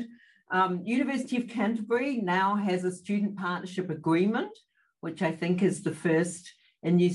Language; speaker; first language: English; native; English